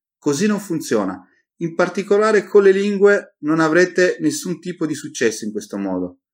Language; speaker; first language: Italian; native; Italian